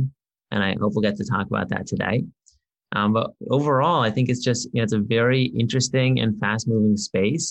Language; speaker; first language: English; native; English